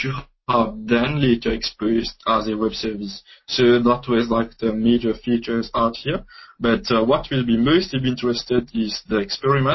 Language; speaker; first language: English; non-native, local second language; Morisyen